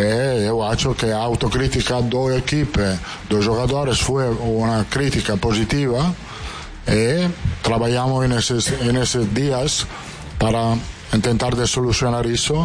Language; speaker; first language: Portuguese; non-native, fluent; Italian